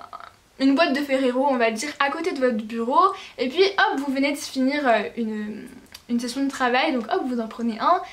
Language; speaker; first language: French; native; French